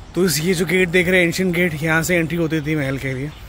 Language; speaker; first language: Hindi; non-native, local second language; Bangla